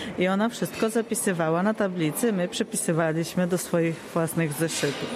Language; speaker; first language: Polish; early bilingual, heritage; Polish